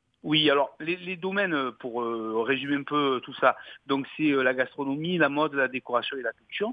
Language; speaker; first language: French; native; French